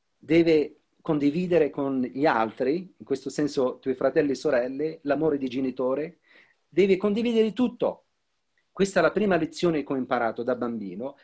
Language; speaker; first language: Italian; non-native, fluent; Arabic